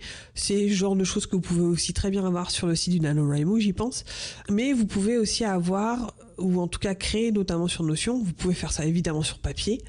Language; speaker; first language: French; native; French